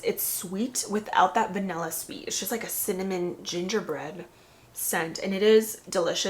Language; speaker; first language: English; native; English